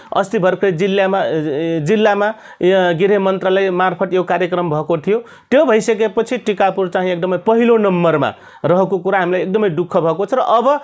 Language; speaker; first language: Nepali; non-native, local second language; Rana Tharu